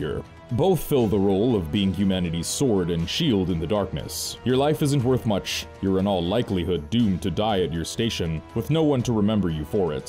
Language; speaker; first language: English; native; English